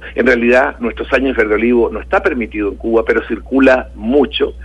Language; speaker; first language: Spanish; native; Spanish